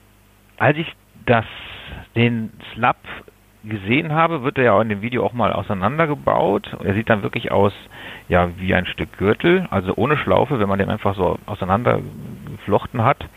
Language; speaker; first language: German; native; German